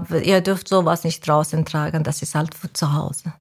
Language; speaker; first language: German; non-native, learner; Persian